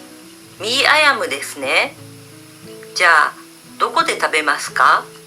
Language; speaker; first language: Japanese; non-native, learner; Indonesian